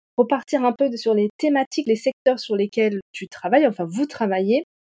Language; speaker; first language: French; native; French